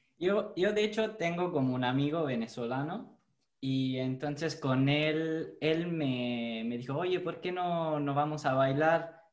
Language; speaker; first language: Spanish; non-native, fluent; Italian